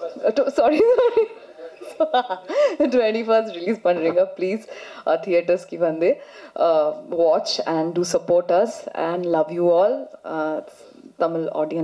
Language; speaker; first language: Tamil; non-native, learner; Bangla